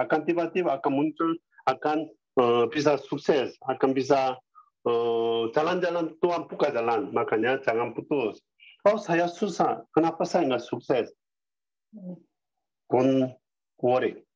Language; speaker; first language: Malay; non-native, learner; Korean